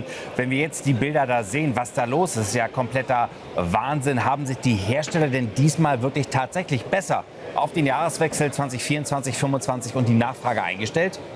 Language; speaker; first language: German; native; German